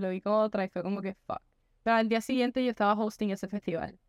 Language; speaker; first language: Spanish; early bilingual, heritage; Spanish